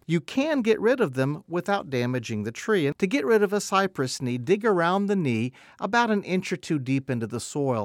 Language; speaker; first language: English; native; English